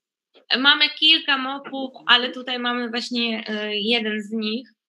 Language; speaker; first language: Polish; non-native, fluent; Ukrainian